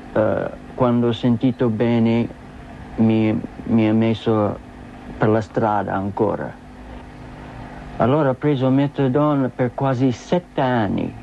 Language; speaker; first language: Italian; non-native, learner; English